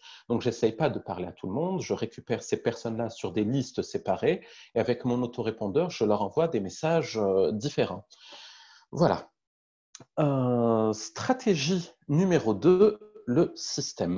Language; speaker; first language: French; native; French